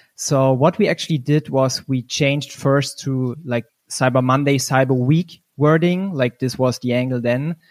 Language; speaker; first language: English; non-native, fluent; German